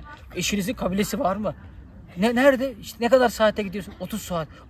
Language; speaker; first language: Turkish; native; Turkish